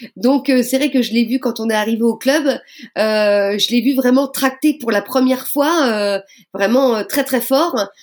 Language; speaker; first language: French; native; French